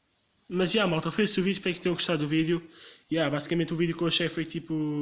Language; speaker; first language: Portuguese; native; Portuguese